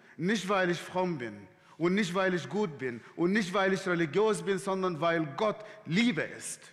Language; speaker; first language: German; non-native, fluent; Arabic